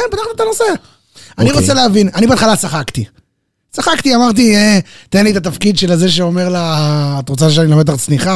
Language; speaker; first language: Hebrew; native; Hebrew